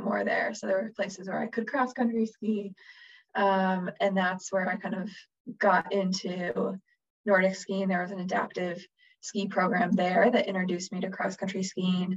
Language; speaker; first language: English; native; English